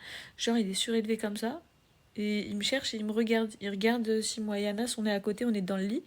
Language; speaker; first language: French; native; French